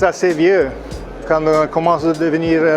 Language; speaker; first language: French; non-native, local second language; Italian